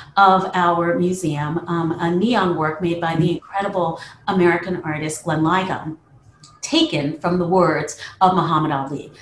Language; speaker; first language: English; native; English